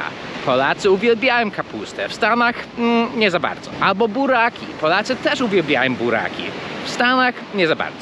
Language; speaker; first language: Polish; early bilingual, heritage; Polish